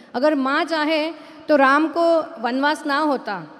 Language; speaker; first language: Hindi; non-native, local second language; Marathi